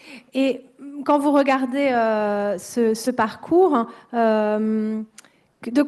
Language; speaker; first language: French; native; French